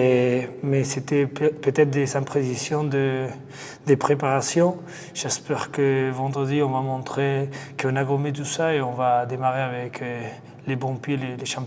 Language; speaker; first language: French; non-native, fluent; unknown